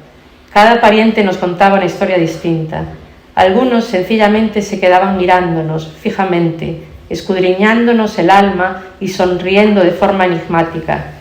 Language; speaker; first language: Spanish; native; Spanish